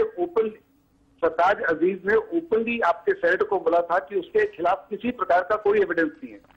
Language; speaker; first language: Hindi; native; Hindi